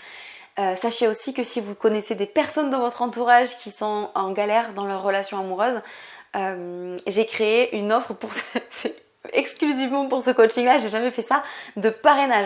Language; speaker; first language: French; native; French